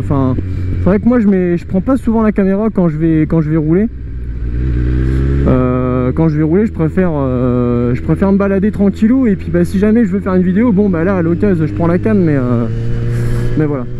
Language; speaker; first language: French; native; French